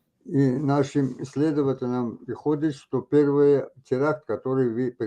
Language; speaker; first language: Russian; non-native, local second language; Tajik